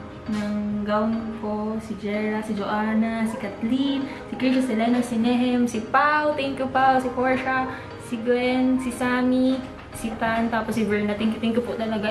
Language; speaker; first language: Filipino; non-native, local second language; Bikol